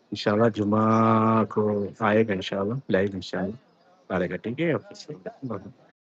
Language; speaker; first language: Hindi; non-native, local second language; Malayalam